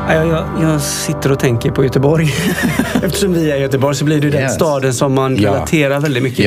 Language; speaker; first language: Swedish; native; Swedish